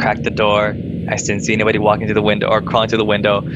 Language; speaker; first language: English; native; English